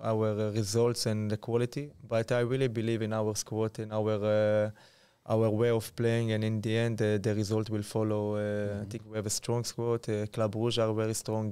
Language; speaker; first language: English; non-native, fluent; Hebrew